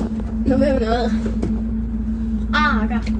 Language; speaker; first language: Spanish; non-native, learner; Ukrainian